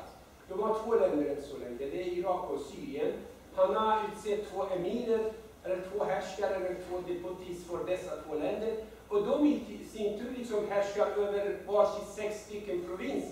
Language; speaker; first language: Swedish; non-native, fluent; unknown